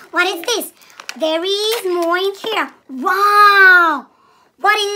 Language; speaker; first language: English; non-native, learner; Russian